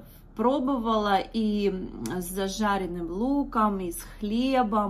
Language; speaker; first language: Russian; native; Russian